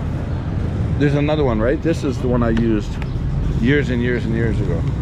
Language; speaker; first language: English; native; English